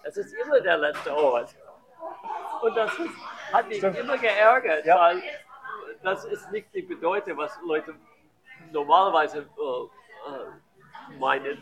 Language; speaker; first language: German; non-native, learner; English